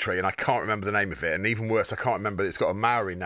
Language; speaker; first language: English; native; English